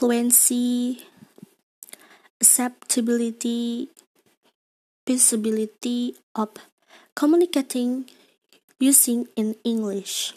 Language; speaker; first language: English; non-native, learner; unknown